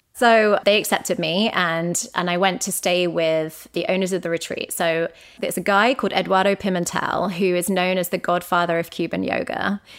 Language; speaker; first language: English; native; English